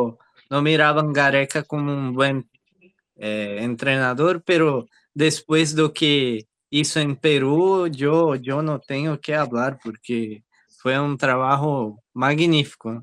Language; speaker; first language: Spanish; non-native, learner; Portuguese